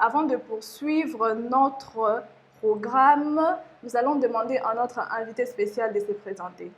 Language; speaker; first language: French; non-native, local second language; Lingala